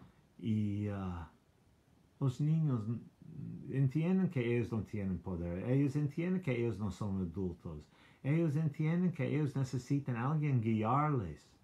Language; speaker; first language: Spanish; non-native, learner; English